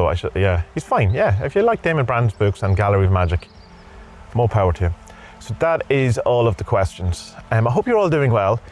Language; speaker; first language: English; native; English